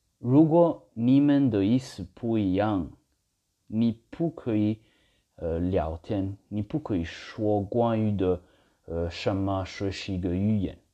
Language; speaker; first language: Chinese; non-native, learner; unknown